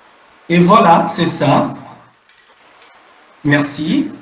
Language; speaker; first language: French; non-native, fluent; Portuguese